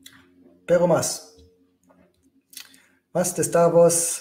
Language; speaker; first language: Spanish; non-native, fluent; German